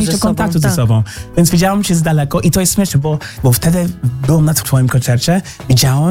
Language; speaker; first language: Polish; non-native, learner; English